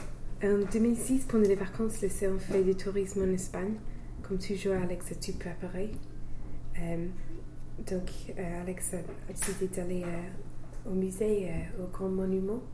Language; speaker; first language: French; non-native, learner; English